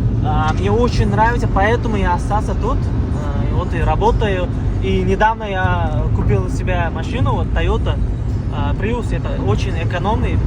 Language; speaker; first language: Russian; non-native, learner; Uzbek